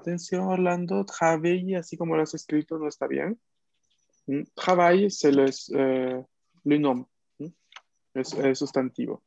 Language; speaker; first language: Spanish; native; Spanish